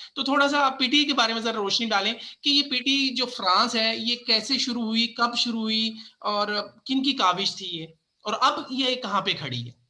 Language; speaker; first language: Urdu; non-native, local second language; Punjabi